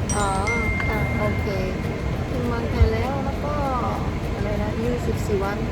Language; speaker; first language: Thai; non-native, fluent; Korean